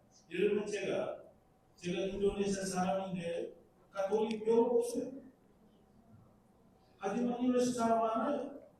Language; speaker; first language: Korean; non-native, learner; Indonesian